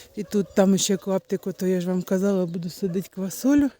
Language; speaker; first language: Ukrainian; non-native, local second language; Russian